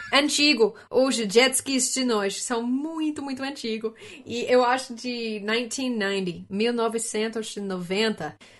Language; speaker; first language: Portuguese; non-native, learner; English